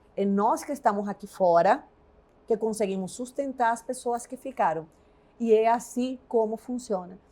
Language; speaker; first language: Portuguese; non-native, fluent; Spanish